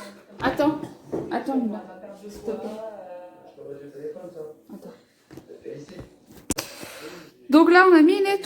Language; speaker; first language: French; native; French